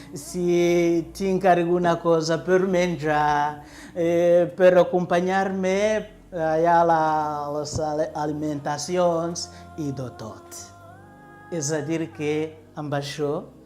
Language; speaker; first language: Catalan; non-native, fluent; Kinyarwanda